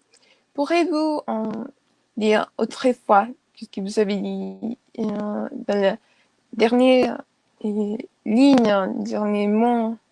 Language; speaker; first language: French; non-native, learner; Spanish